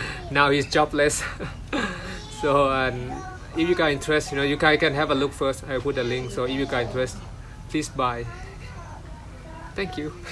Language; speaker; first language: English; non-native, learner; Thai